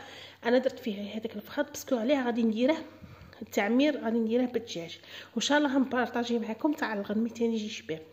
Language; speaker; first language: Arabic; native; Arabic